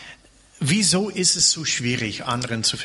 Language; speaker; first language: German; non-native, fluent; English